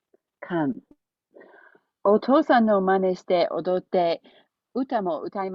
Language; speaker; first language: Japanese; non-native, learner; English